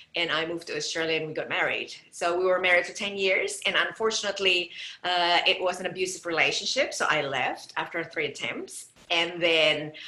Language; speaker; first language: English; non-native, fluent; Indonesian